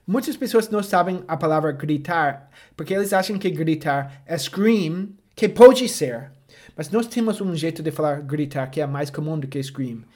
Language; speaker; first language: Portuguese; non-native, fluent; English